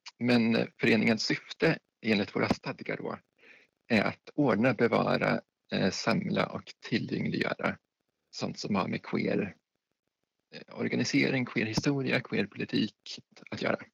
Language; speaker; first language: Swedish; native; Swedish